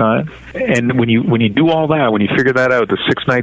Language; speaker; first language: English; native; English